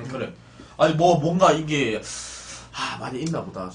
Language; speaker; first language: Korean; native; Korean